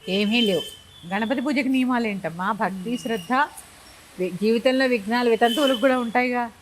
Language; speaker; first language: Telugu; native; Telugu